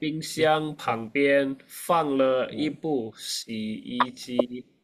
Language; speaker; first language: Chinese; non-native, fluent; Indonesian